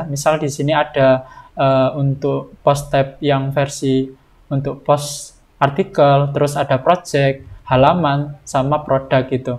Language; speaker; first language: Indonesian; native; Indonesian